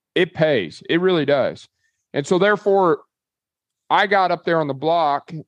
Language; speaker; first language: English; native; English